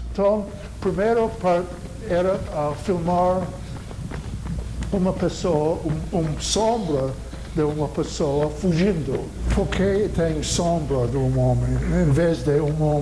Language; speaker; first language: Portuguese; non-native, learner; English